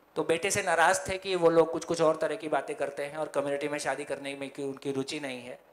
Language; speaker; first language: Hindi; native; Hindi